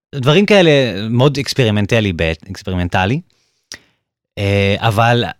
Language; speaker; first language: Hebrew; native; Hebrew